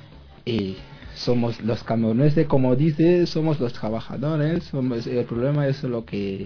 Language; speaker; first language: Spanish; non-native, learner; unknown